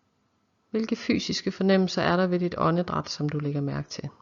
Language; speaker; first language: Danish; native; Danish